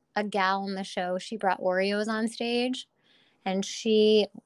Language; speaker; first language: English; native; English